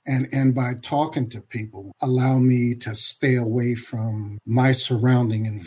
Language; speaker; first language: English; native; English